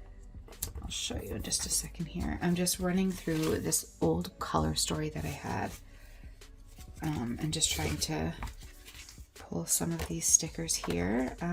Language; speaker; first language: English; native; English